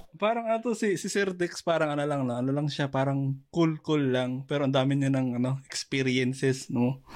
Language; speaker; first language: Filipino; non-native, local second language; Pangasinan